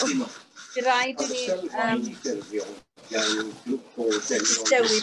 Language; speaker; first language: Welsh; native; Welsh